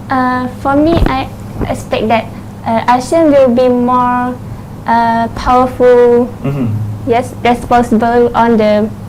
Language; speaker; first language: English; non-native, learner; Thai